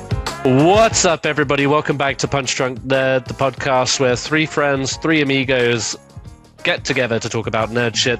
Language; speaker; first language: English; native; English